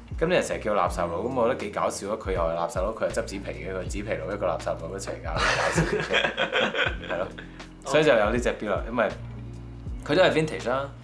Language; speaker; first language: Cantonese; native; Cantonese